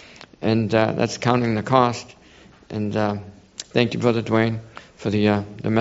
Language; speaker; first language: English; native; English